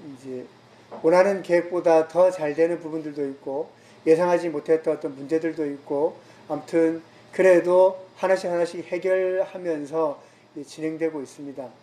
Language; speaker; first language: Korean; native; Korean